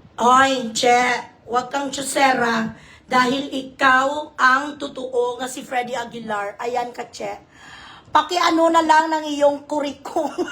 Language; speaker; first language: Filipino; non-native, local second language; Hiligaynon